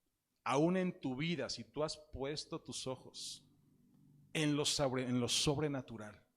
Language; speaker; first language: Spanish; native; Spanish